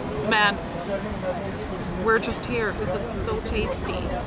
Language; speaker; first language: English; non-native, fluent; Swedish